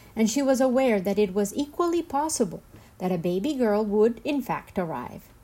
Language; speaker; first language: English; non-native, fluent; Spanish